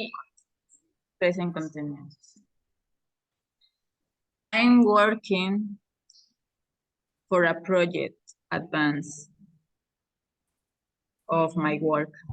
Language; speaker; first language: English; non-native, learner; Spanish